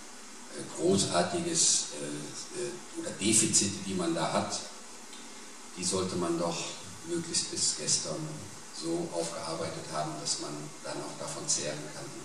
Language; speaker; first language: German; native; German